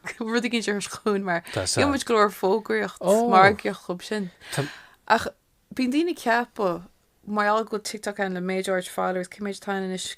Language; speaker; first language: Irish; non-native, local second language; English